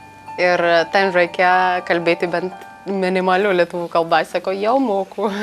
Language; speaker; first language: Lithuanian; non-native, learner; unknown